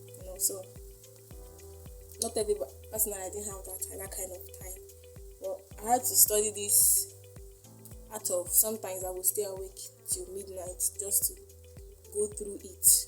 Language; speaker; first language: English; non-native, local second language; Igbo